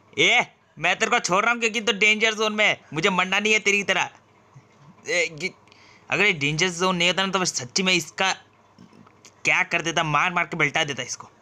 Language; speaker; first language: Hindi; native; Hindi